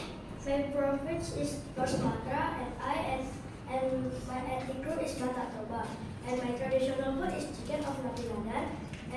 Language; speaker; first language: English; non-native, learner; Indonesian